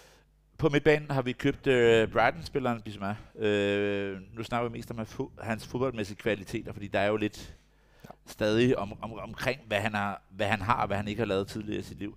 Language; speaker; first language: Danish; native; Danish